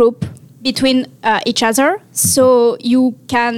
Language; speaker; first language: English; non-native, learner; French